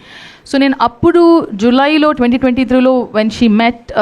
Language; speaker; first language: Telugu; non-native, fluent; Kannada